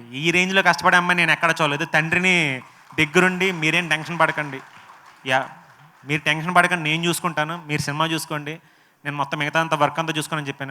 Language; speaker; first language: Telugu; native; Telugu